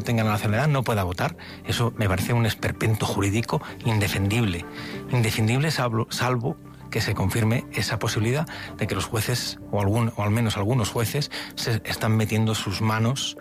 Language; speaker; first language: Spanish; native; Spanish